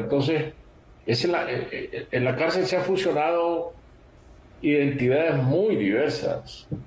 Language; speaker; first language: Spanish; native; Spanish